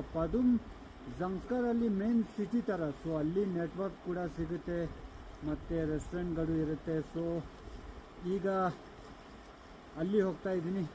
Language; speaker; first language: Kannada; non-native, fluent; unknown